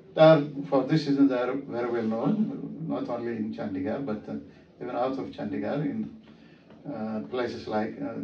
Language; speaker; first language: English; non-native, fluent; Amharic